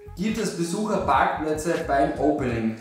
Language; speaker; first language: German; native; German